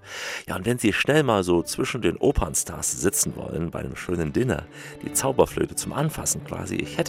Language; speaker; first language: German; native; German